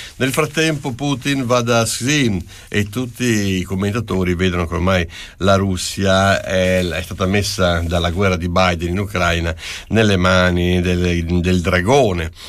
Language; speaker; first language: Italian; native; Italian